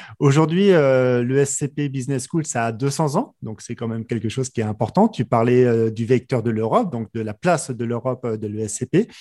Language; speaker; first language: French; native; French